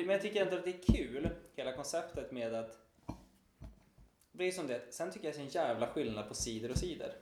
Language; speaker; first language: Swedish; native; Swedish